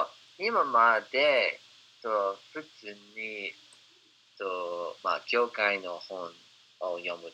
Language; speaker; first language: Japanese; non-native, fluent; English